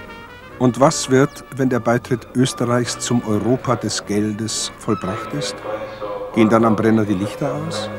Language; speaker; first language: German; native; German